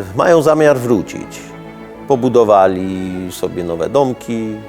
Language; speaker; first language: Polish; early bilingual, heritage; Romanian